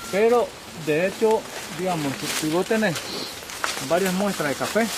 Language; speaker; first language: Spanish; native; Spanish